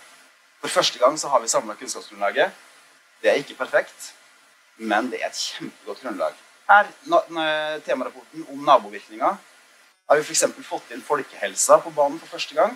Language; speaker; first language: Norwegian; native; Norwegian